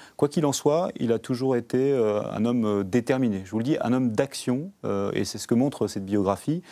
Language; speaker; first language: French; native; French